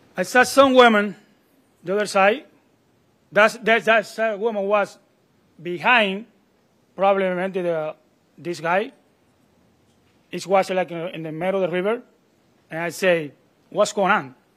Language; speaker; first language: English; non-native, learner; Spanish